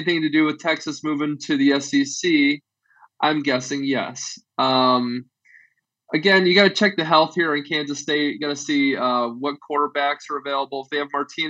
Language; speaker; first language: English; native; English